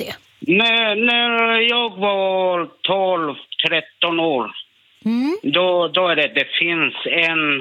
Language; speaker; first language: Swedish; non-native, learner; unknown